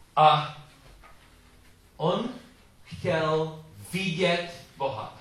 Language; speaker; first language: Czech; non-native, learner; English